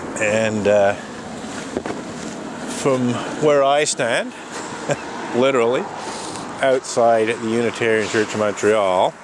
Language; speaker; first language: English; native; English